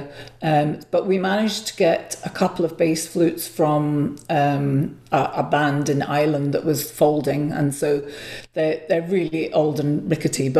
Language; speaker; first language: English; native; English